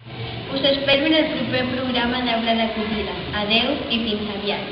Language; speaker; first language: Catalan; non-native, learner; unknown